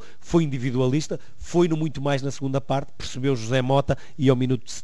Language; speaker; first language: Portuguese; native; Portuguese